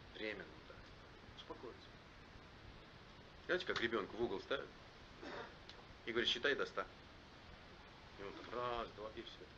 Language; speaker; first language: Russian; native; Russian